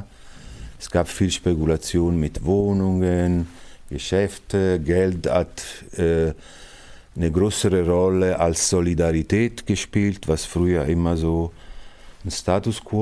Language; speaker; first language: German; non-native, fluent; Italian